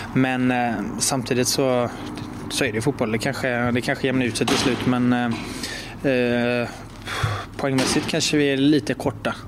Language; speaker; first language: Swedish; native; Swedish